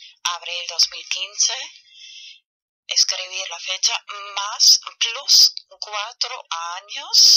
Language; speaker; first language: Spanish; non-native, learner; German